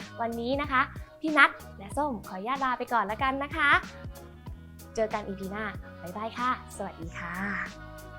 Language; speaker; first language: Thai; native; Thai